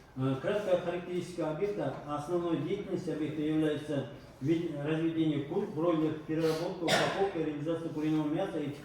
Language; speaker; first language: Russian; non-native, local second language; Kazakh